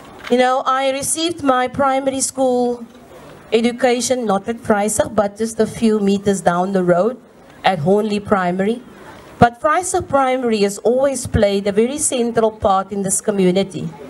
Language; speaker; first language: English; non-native, local second language; Afrikaans